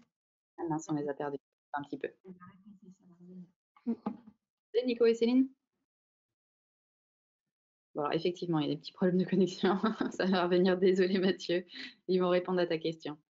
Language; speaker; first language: French; native; French